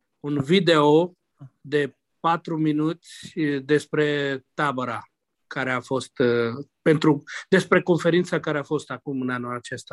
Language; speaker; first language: Romanian; non-native, local second language; Hungarian